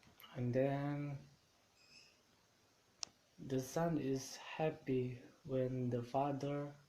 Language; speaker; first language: English; non-native, learner; Indonesian